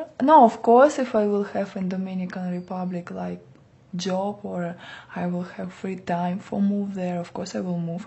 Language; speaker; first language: English; non-native, learner; Russian